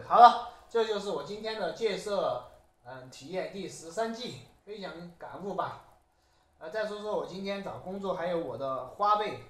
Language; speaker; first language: Chinese; native; Chinese